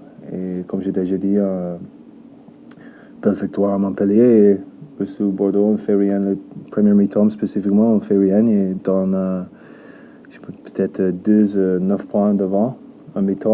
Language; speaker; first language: French; non-native, learner; English